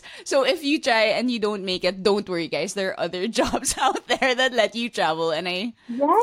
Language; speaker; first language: English; non-native, local second language; Filipino